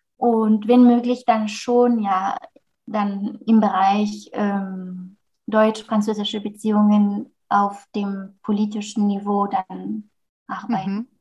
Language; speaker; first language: German; non-native, fluent; French